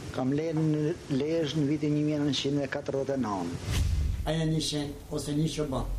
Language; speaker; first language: Albanian; non-native, fluent; English